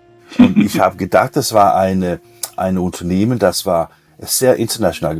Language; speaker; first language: German; non-native, learner; Danish